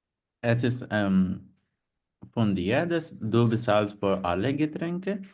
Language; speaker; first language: German; non-native, learner; Punjabi